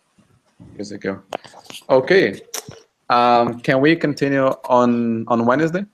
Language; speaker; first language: English; non-native, fluent; Russian